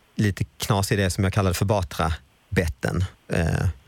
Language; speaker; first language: Swedish; non-native, fluent; Italian